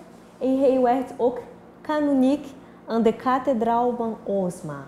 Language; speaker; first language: Dutch; non-native, fluent; Portuguese